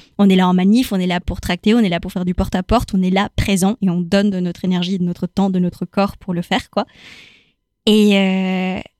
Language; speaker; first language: French; non-native, fluent; Spanish